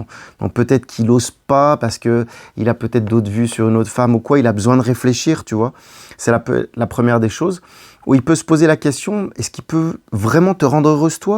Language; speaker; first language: French; native; French